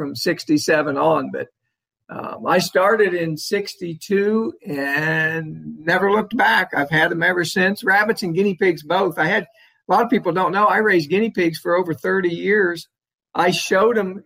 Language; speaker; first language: English; native; English